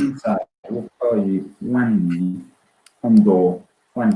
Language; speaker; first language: Chinese; non-native, learner; English